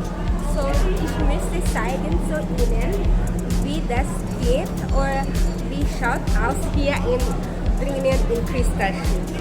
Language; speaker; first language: German; non-native, learner; Filipino